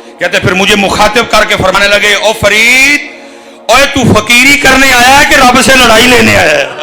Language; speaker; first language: Urdu; non-native, local second language; Punjabi